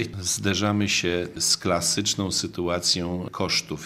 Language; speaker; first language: Polish; native; Polish